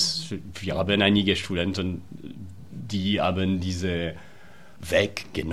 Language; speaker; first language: German; non-native, local second language; French